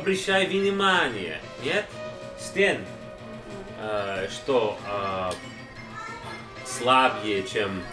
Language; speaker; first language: Russian; non-native, learner; English